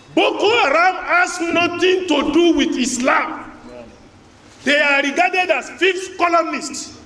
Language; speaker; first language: English; non-native, local second language; Yoruba